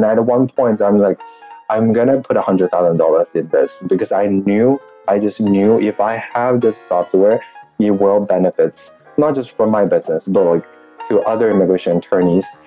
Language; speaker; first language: English; non-native, fluent; Chinese